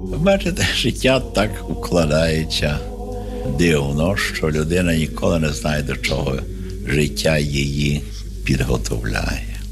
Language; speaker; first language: Ukrainian; early bilingual, heritage; Ukrainian